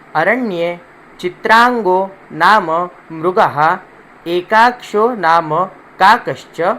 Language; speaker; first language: Hindi; non-native, local second language; Marathi